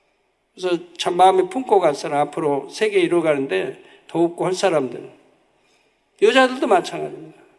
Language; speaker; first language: Korean; native; Korean